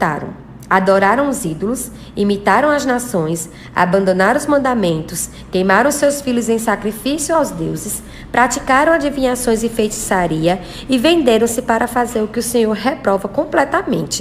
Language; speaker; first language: Portuguese; native; Portuguese